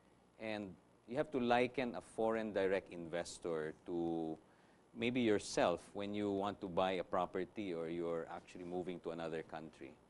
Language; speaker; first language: English; non-native, local second language; Filipino